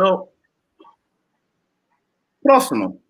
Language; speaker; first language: Portuguese; non-native, learner; English